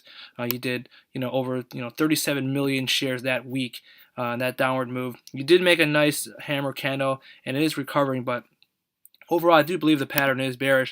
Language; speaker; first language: English; native; English